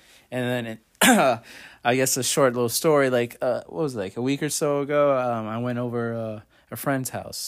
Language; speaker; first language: English; native; English